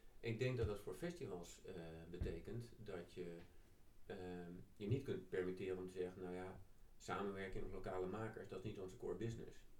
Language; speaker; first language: Dutch; native; Dutch